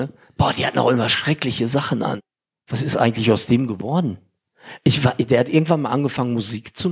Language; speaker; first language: German; native; German